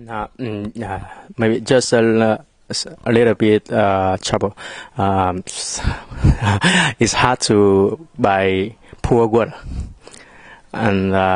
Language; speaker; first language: English; non-native, learner; Vietnamese